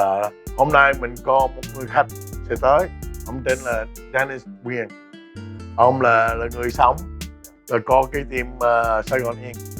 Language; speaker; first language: Vietnamese; early bilingual, heritage; English